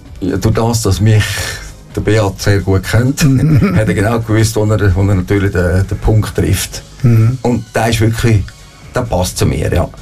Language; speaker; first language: German; non-native, fluent; Italian